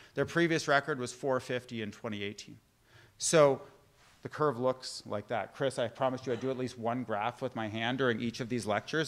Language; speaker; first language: English; native; English